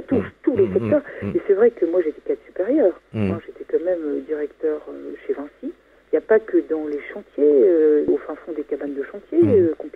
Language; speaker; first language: French; native; French